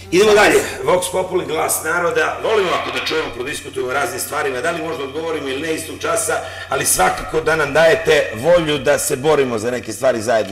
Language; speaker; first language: Serbian; native; Serbian